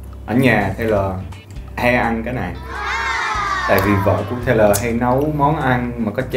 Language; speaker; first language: Vietnamese; non-native, fluent; English